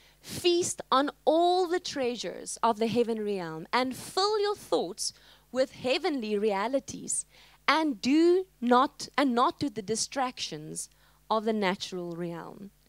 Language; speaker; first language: English; non-native, local second language; Afrikaans